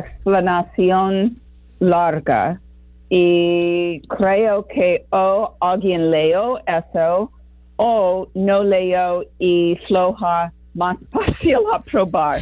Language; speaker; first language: Spanish; non-native, fluent; English